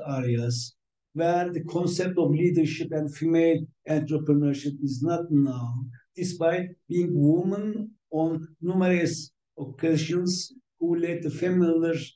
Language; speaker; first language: English; non-native, fluent; Turkish